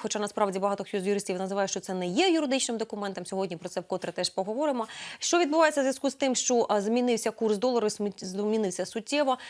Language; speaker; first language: Ukrainian; native; Ukrainian